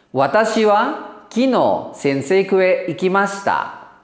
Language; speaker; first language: Japanese; non-native, fluent; Indonesian